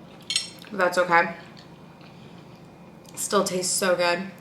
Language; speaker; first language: English; native; English